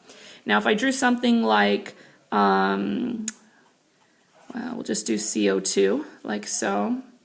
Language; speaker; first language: English; native; English